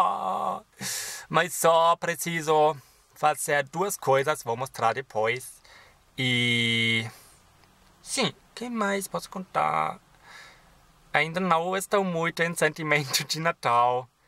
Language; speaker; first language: Portuguese; non-native, fluent; German